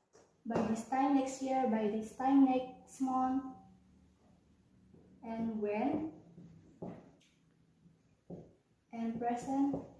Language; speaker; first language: English; non-native, learner; Indonesian